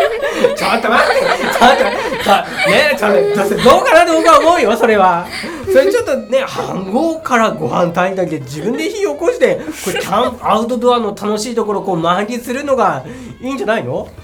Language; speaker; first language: Japanese; native; Japanese